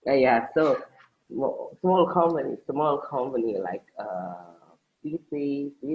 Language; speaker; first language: English; non-native, learner; Indonesian